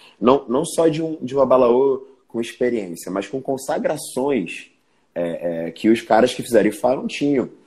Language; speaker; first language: Portuguese; early bilingual, other home language; Spanish